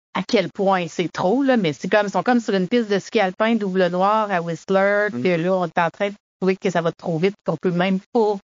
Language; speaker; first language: French; native; French